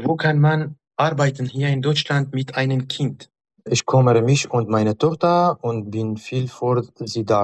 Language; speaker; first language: German; non-native, learner; Arabic